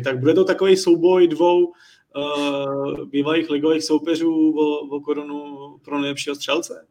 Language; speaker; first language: Czech; native; Czech